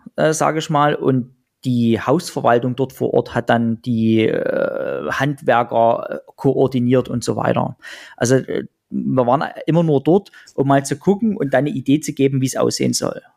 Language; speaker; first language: German; native; German